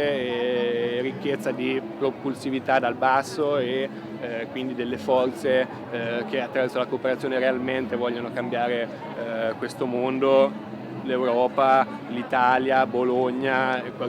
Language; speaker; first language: Italian; native; Italian